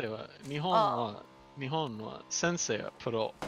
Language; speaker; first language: Japanese; non-native, learner; English